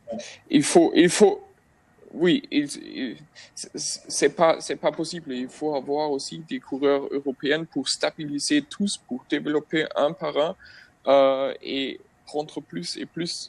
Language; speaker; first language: French; non-native, fluent; German